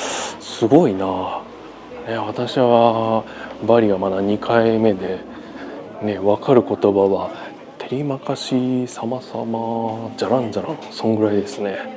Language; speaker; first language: Japanese; native; Japanese